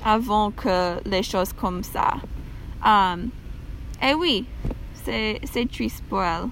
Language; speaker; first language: French; non-native, learner; English